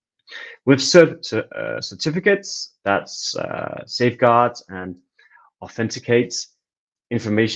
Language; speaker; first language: English; non-native, fluent; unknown